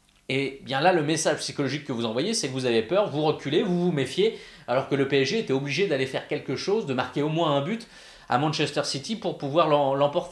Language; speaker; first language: French; native; French